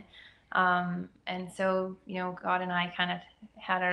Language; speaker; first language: English; native; English